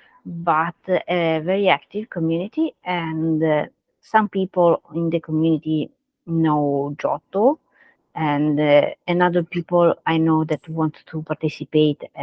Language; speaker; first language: English; non-native, learner; Italian